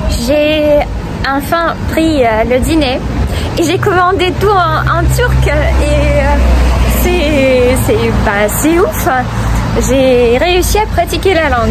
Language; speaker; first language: French; non-native, fluent; Russian